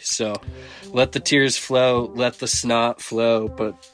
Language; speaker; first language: English; native; English